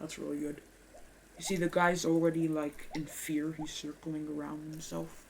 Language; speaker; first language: English; native; English